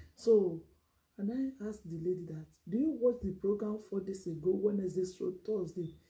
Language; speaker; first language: English; non-native, local second language; Yoruba